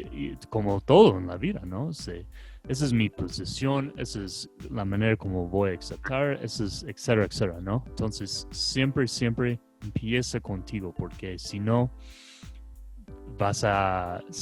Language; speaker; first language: Spanish; non-native, fluent; English